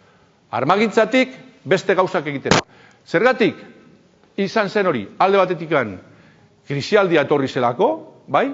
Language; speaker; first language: Basque; native; Basque